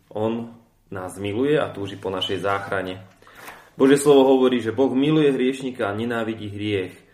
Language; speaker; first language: Slovak; native; Slovak